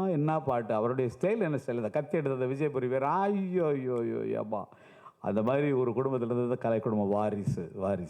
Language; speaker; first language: Tamil; native; Tamil